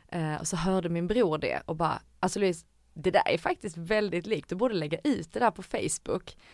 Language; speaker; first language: Swedish; native; Swedish